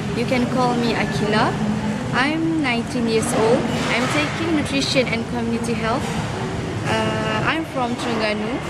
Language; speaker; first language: English; non-native, local second language; Malay